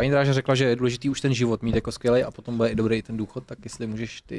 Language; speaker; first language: Czech; native; Czech